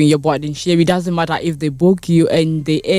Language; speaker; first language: English; native; English